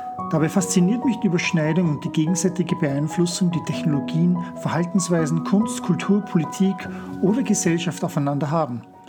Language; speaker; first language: German; native; German